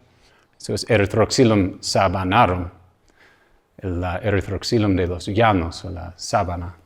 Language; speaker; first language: Spanish; non-native, fluent; English